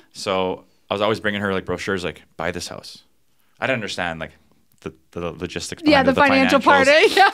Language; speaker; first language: English; native; English